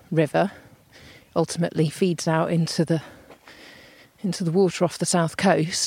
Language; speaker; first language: English; native; English